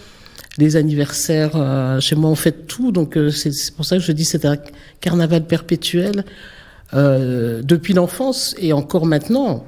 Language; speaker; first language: French; native; French